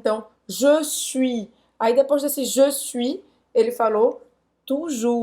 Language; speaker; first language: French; non-native, fluent; Portuguese